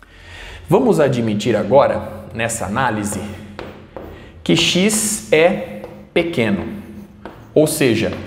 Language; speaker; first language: Portuguese; native; Portuguese